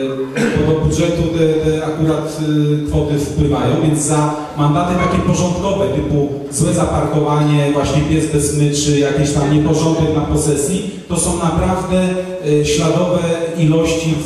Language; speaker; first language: Polish; native; Polish